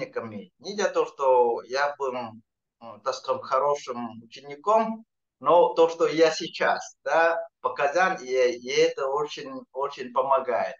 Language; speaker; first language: Russian; non-native, fluent; Vietnamese